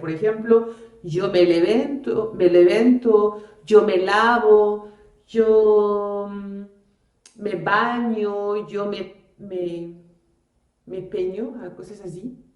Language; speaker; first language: Spanish; non-native, fluent; French